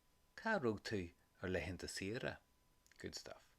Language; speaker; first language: Irish; non-native, local second language; English